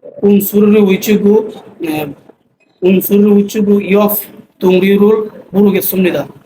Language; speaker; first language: Korean; non-native, learner; Bangla